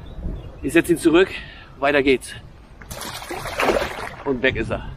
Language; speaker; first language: German; native; German